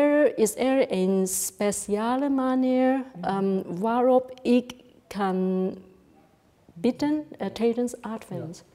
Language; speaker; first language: Dutch; non-native, fluent; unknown